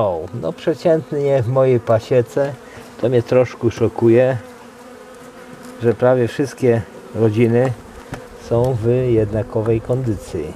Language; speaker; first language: Polish; native; Polish